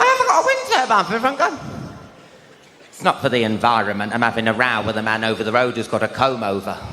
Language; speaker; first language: English; native; English